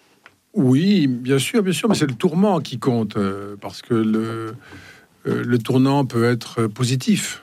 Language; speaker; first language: French; native; French